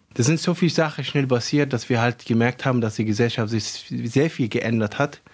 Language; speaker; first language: German; non-native, fluent; Arabic